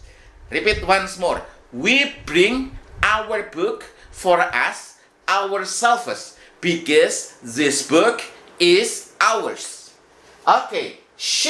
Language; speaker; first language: English; non-native, fluent; Indonesian